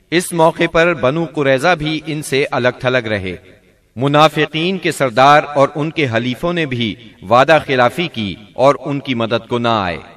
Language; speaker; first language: Urdu; native; Urdu